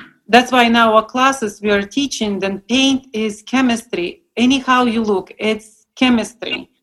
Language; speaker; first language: English; non-native, fluent; Russian